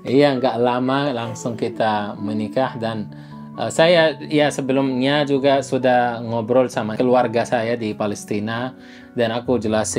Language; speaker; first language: Indonesian; non-native, fluent; Arabic